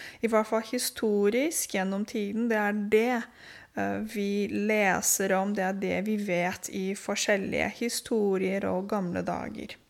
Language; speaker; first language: Norwegian; non-native, fluent; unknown